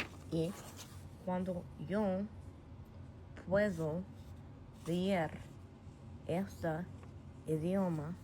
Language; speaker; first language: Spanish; non-native, learner; English